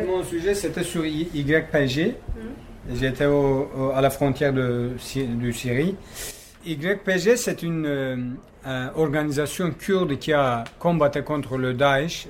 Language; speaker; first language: French; non-native, fluent; Kurdish